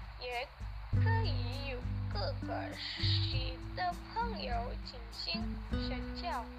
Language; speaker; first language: Chinese; non-native, learner; Indonesian